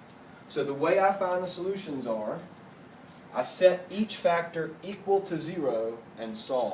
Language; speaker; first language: English; native; English